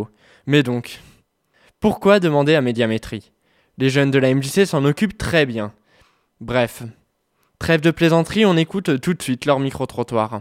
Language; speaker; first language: French; native; French